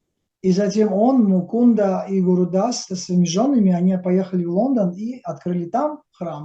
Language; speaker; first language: Russian; native; Russian